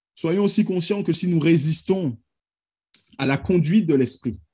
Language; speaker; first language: French; native; French